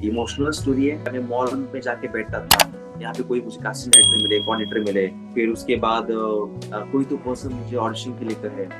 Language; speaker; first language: Hindi; non-native, local second language; Marathi